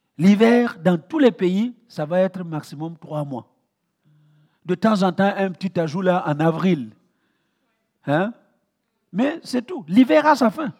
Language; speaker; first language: French; non-native, local second language; Mossi